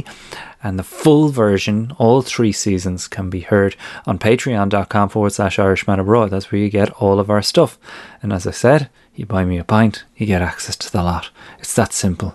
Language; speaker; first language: English; native; English